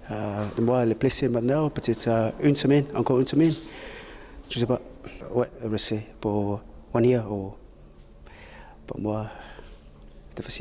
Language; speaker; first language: French; non-native, learner; English